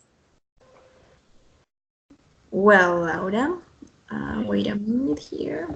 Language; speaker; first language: English; non-native, fluent; Spanish